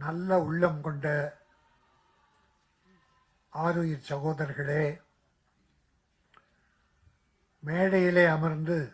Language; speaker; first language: Tamil; native; Tamil